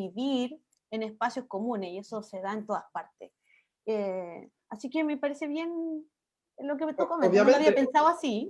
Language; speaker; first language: Spanish; native; Spanish